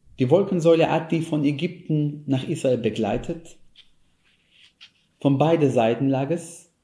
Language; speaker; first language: German; non-native, fluent; Hebrew